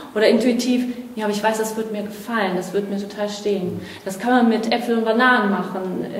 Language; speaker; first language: German; non-native, fluent; Portuguese